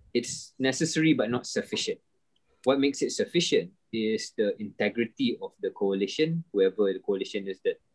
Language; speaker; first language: English; non-native, local second language; Malay